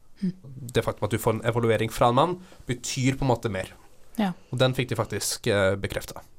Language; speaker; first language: Norwegian; native; Norwegian